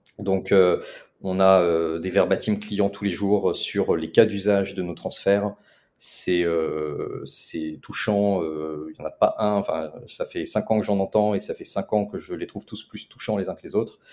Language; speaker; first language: French; native; French